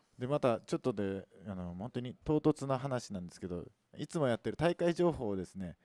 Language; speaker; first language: Japanese; native; Japanese